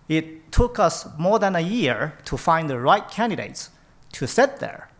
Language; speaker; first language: English; non-native, fluent; Chinese